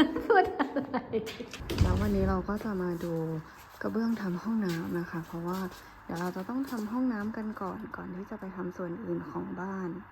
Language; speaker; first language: Thai; native; Thai